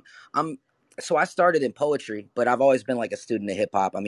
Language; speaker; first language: English; native; English